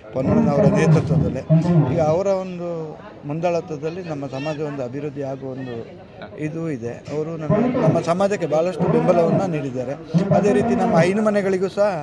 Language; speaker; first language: Kannada; non-native, local second language; Kodava